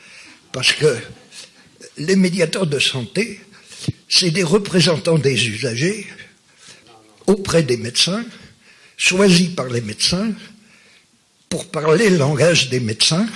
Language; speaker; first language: French; native; French